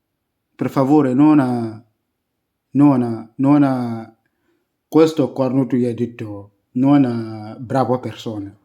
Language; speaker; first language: Italian; non-native, learner; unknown